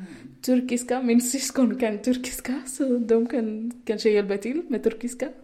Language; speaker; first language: Swedish; non-native, fluent; Arabic